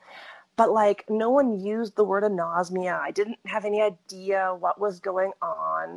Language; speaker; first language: English; native; English